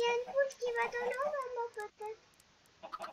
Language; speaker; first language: French; native; French